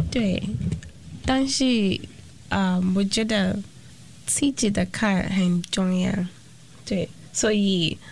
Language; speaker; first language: Chinese; non-native, learner; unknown